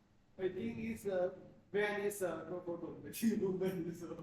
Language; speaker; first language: English; non-native, learner; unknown